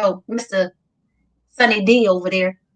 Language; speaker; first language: English; native; English